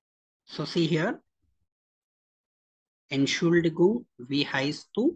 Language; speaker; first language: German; non-native, fluent; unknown